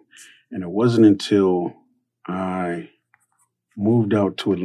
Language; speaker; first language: English; native; English